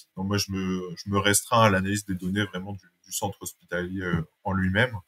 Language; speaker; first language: French; native; French